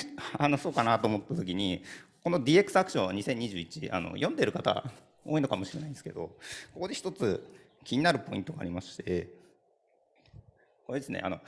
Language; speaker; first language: Japanese; native; Japanese